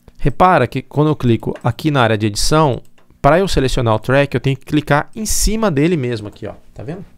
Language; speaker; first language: Portuguese; native; Portuguese